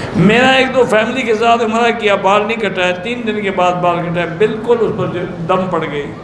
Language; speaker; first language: Urdu; early bilingual, heritage; Urdu